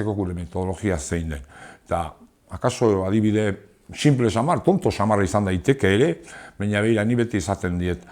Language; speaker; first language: Basque; non-native, local second language; Spanish